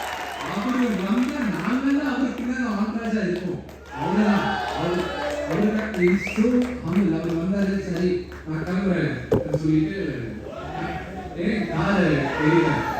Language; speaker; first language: Tamil; non-native, local second language; Telugu